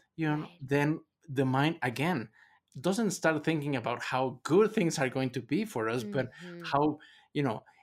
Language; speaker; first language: English; non-native, fluent; Spanish